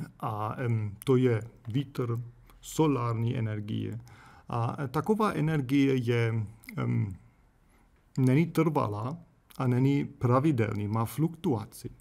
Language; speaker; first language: Czech; non-native, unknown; German